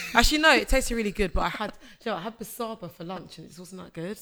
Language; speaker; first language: English; early bilingual, other home language; Akan